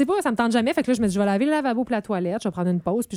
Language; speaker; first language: French; native; French